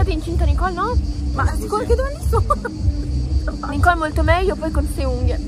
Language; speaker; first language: Italian; native; Italian